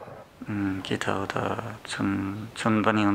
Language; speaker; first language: Nepali; non-native, learner; German